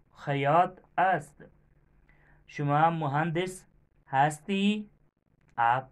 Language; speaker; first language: Persian; non-native, fluent; Urdu